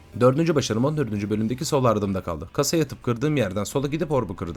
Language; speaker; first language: Turkish; native; Turkish